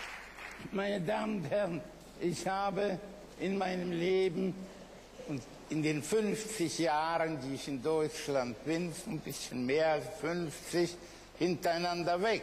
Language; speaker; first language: German; early bilingual, other home language; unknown